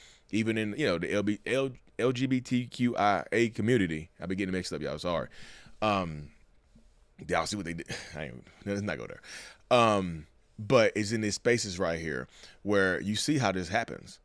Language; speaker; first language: English; native; English